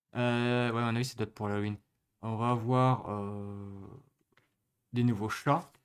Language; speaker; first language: French; native; French